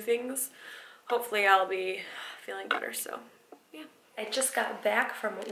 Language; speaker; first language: English; native; English